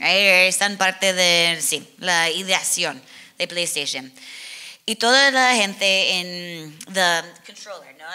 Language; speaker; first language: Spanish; non-native, learner; English